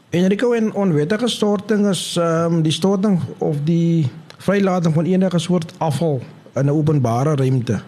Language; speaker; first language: Afrikaans; native; Afrikaans